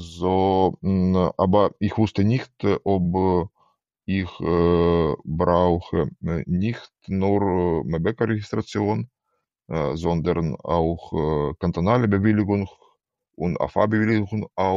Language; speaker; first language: German; non-native, learner; Ukrainian